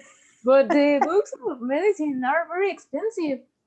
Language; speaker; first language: English; non-native, learner; Spanish